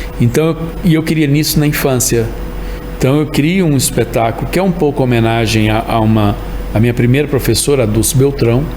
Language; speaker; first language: Portuguese; native; Portuguese